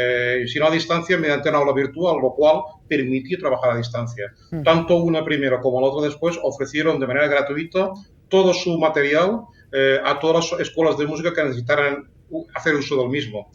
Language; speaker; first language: Spanish; native; Spanish